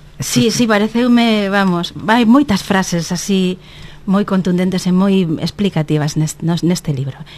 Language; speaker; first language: Galician; early bilingual, heritage; Galician